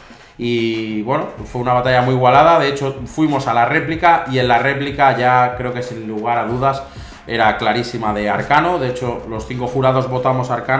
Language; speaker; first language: Spanish; native; Spanish